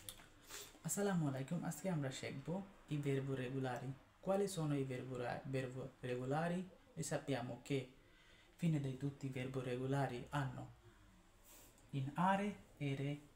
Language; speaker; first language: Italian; non-native, learner; Bangla